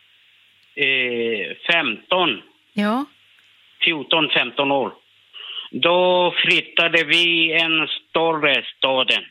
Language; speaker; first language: Swedish; non-native, learner; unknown